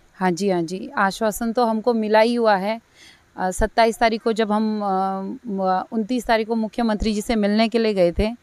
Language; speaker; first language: Hindi; native; Hindi